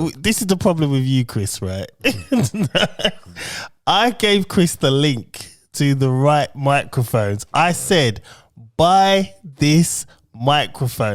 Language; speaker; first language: English; native; English